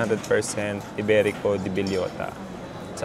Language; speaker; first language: Spanish; non-native, learner; Filipino